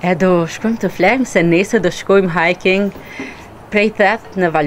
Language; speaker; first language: Albanian; early bilingual, heritage; Albanian